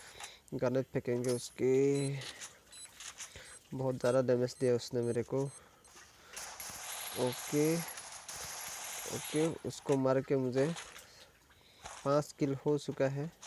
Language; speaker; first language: Hindi; non-native, local second language; Assamese